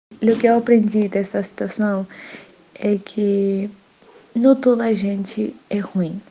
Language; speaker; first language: Portuguese; non-native, learner; Spanish